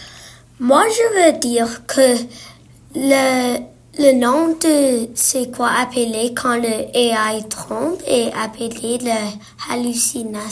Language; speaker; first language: French; non-native, learner; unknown